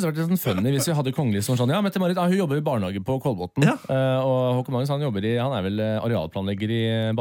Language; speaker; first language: Norwegian; native; Norwegian